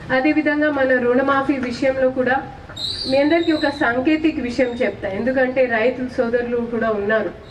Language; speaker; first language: Telugu; non-native, fluent; Hindi